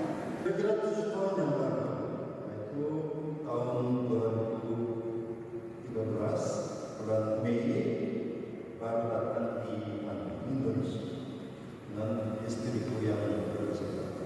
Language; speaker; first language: Indonesian; non-native, learner; Korean